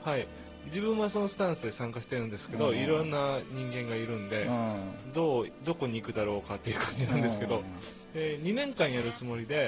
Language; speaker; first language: Japanese; native; Japanese